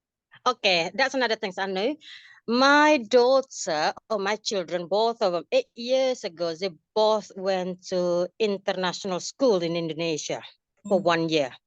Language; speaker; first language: English; non-native, fluent; Indonesian